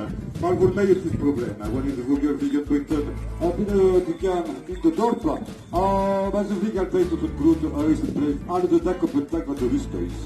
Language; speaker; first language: Dutch; non-native, local second language; French